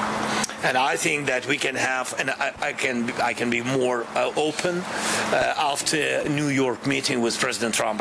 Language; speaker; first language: English; non-native, learner; Russian